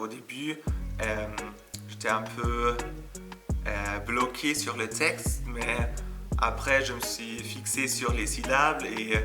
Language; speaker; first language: French; non-native, fluent; German